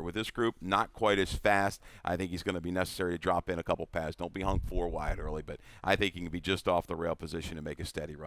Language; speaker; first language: English; native; English